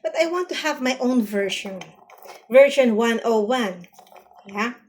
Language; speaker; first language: English; non-native, local second language; Filipino